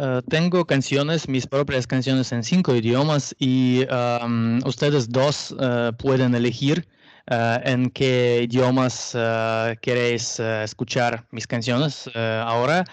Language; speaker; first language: Spanish; non-native, learner; Russian